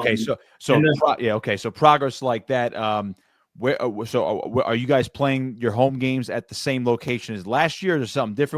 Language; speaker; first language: English; native; English